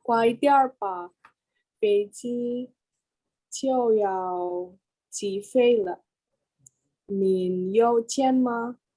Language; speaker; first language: Chinese; non-native, learner; Indonesian